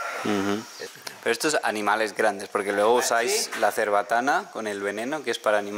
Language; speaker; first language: Spanish; native; Spanish